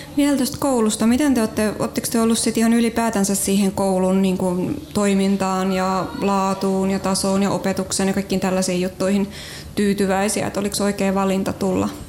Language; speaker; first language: Finnish; native; Finnish